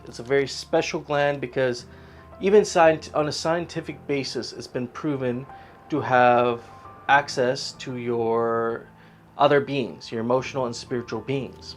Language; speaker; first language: English; native; English